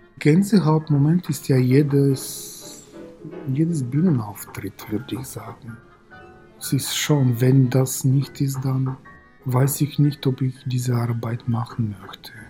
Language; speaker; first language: German; non-native, fluent; Bulgarian